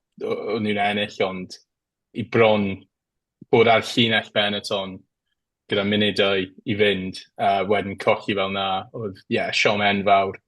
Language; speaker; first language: Welsh; native; Welsh